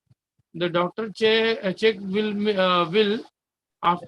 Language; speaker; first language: English; non-native, learner; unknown